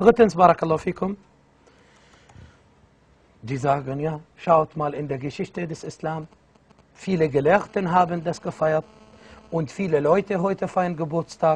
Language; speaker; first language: German; non-native, fluent; Arabic